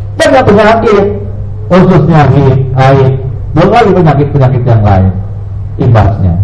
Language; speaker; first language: Indonesian; native; Indonesian